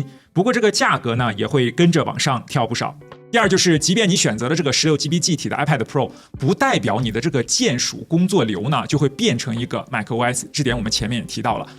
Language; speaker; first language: Chinese; native; Chinese